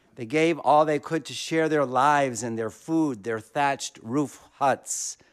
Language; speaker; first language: English; native; English